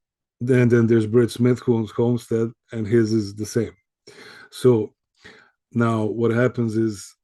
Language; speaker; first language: English; early bilingual, other home language; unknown